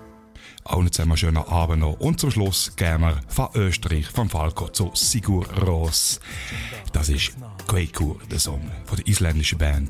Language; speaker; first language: German; native; German